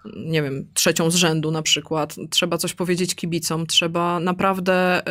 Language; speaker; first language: Polish; native; Polish